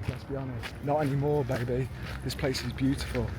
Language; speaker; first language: English; native; English